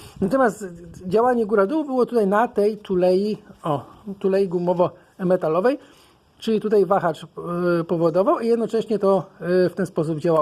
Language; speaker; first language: Polish; native; Polish